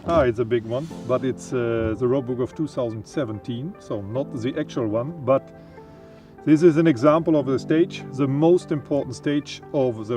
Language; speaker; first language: English; non-native, fluent; German